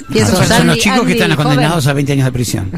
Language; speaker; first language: Spanish; native; Spanish